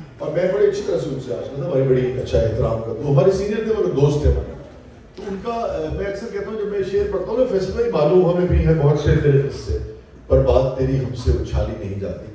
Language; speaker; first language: Urdu; non-native, local second language; Punjabi